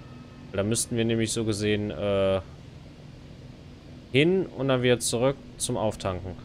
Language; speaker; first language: German; native; German